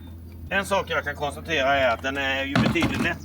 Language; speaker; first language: Swedish; native; Swedish